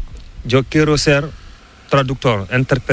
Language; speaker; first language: Spanish; non-native, learner; Fula